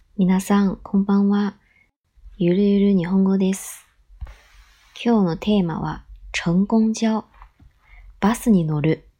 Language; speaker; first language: Japanese; non-native, fluent; Chinese